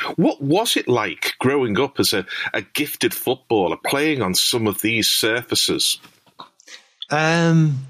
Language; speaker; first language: English; native; English